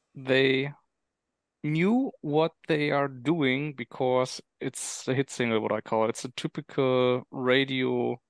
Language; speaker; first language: English; non-native, fluent; German